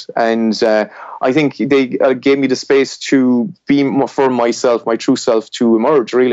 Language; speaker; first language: English; native; English